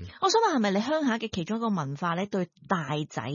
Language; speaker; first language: Cantonese; native; Cantonese